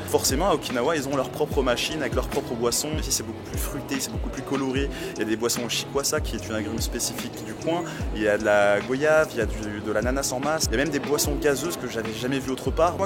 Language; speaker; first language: French; native; French